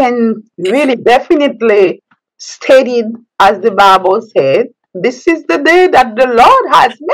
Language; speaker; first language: English; non-native, fluent; Haitian Creole